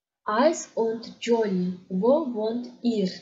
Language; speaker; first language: German; non-native, fluent; Kyrgyz